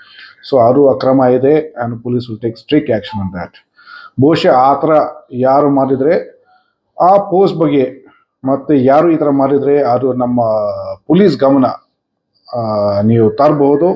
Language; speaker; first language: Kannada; non-native, fluent; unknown